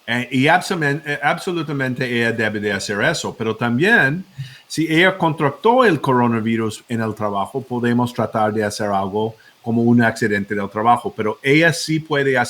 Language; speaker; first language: Spanish; non-native, fluent; English